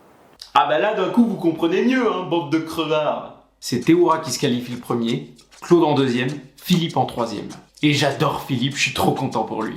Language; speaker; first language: French; native; French